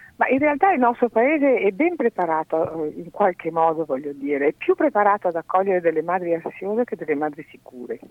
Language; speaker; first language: Italian; native; Italian